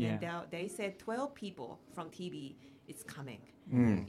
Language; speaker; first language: English; non-native, fluent; Japanese